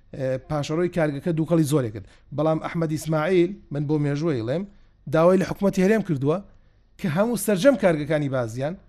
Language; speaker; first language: Central Kurdish; native; Central Kurdish